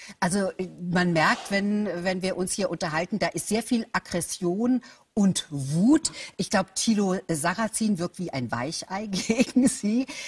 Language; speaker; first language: German; native; German